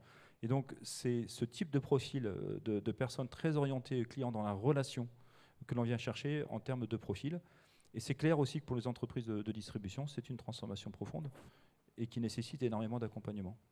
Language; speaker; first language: French; native; French